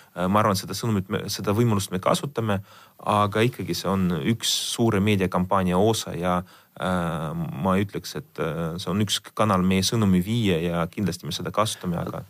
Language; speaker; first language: Estonian; non-native, local second language; Russian